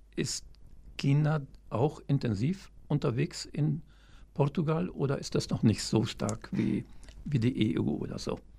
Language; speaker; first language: German; native; German